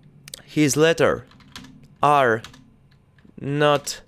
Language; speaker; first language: English; non-native, learner; Russian